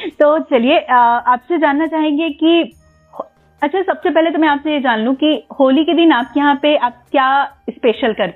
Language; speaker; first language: Hindi; native; Hindi